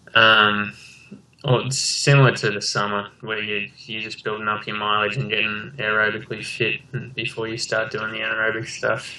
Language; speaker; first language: English; native; English